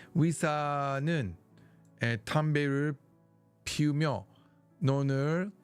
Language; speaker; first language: Korean; non-native, learner; English